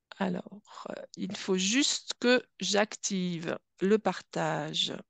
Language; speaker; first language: French; native; French